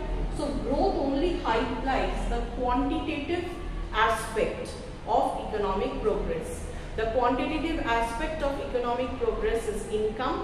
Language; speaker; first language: English; non-native, local second language; Bangla